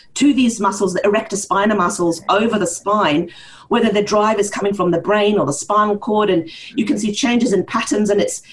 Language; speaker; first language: English; early bilingual, heritage; Norwegian